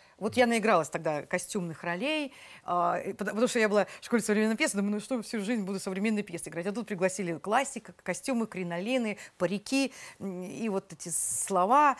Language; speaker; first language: Russian; native; Russian